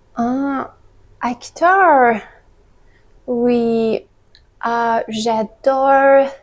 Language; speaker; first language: French; non-native, learner; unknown